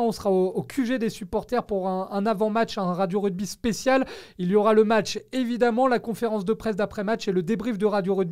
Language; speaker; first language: French; native; French